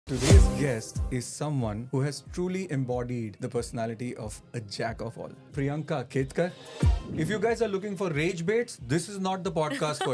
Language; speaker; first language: English; non-native, local second language; Hindi